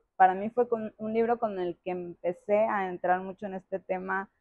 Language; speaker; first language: Spanish; native; Spanish